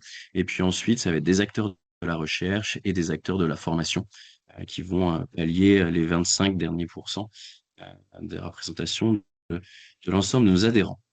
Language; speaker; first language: French; native; French